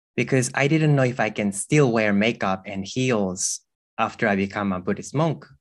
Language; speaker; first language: English; non-native, fluent; Japanese